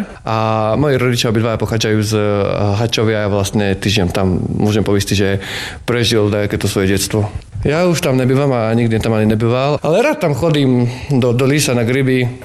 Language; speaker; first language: Slovak; non-native, local second language; Rusyn